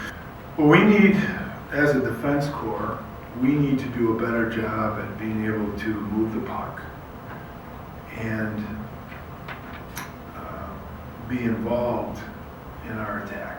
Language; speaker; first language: English; native; English